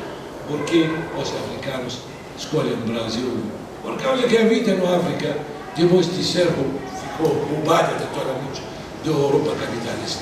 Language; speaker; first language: Portuguese; non-native, fluent; Arabic